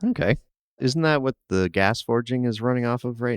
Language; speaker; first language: English; native; English